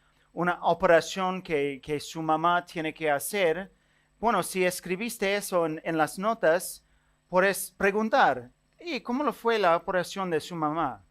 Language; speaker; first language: Spanish; non-native, fluent; English